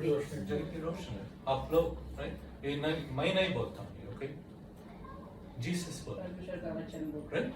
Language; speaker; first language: Hindi; non-native, local second language; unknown